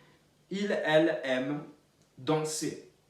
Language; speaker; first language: French; non-native, fluent; Portuguese